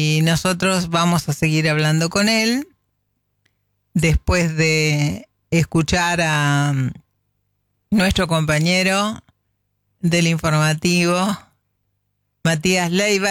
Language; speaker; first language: Spanish; native; Spanish